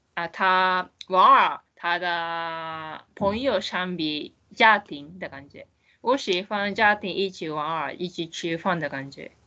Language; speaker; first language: Chinese; non-native, learner; Japanese